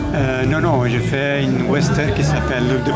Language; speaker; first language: French; non-native, learner; Catalan